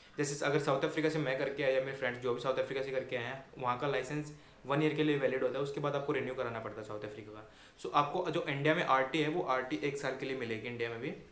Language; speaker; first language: Hindi; native; Hindi